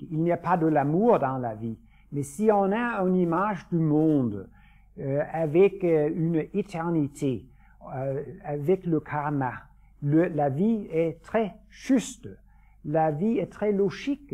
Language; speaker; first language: French; non-native, fluent; Danish